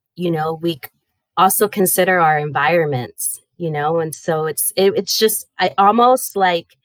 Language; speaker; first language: English; early bilingual, other home language; Spanish